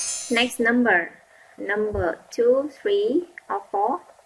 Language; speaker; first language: English; non-native, fluent; Vietnamese